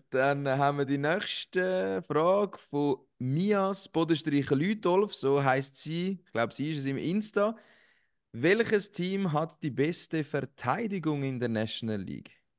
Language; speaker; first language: German; native; German